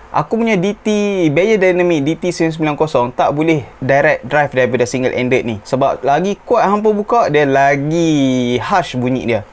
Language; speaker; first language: Malay; native; Malay